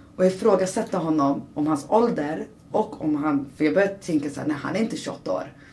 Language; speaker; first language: Swedish; early bilingual, other home language; Persian